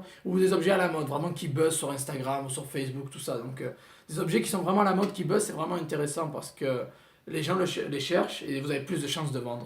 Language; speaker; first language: French; native; French